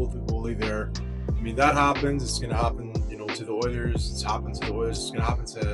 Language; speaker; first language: English; native; English